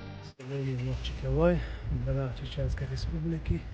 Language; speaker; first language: Russian; non-native, local second language; Chechen